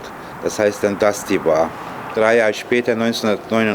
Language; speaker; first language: German; non-native, fluent; Turkish